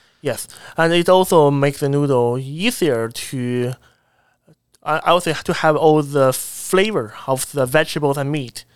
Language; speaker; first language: English; non-native, fluent; Chinese